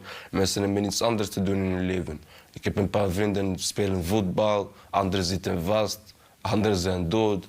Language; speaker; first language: Dutch; early bilingual, other home language; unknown